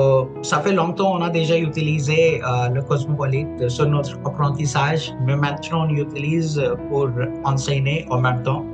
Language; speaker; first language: French; non-native, fluent; Punjabi